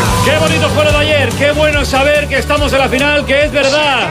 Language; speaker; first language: Spanish; native; Spanish